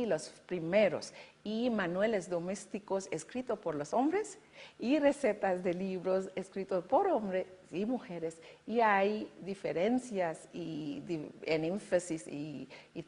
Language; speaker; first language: Spanish; non-native, fluent; Bangla